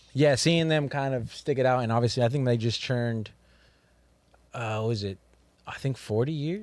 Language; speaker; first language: English; native; English